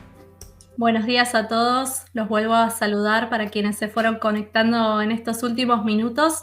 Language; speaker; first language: Spanish; native; Spanish